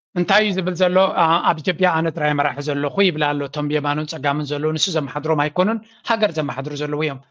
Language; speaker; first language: Tigrinya; native; Tigrinya